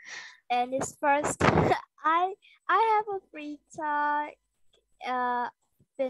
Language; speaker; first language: English; non-native, learner; Vietnamese